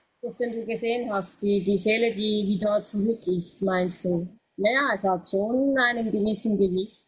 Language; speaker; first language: German; native; German